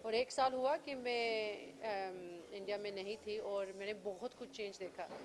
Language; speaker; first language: Hindi; early bilingual, heritage; English